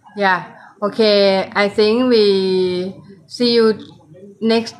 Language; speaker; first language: English; non-native, learner; Thai